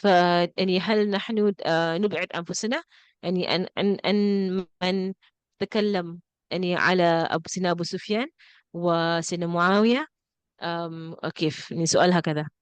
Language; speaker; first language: Arabic; non-native, fluent; English